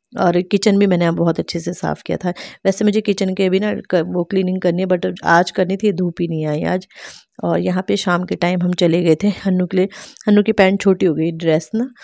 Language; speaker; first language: Hindi; native; Hindi